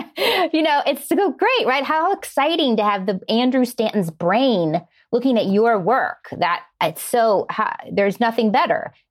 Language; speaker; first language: English; native; English